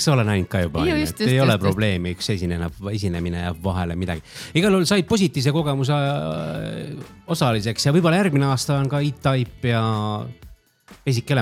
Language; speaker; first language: Estonian; native; Estonian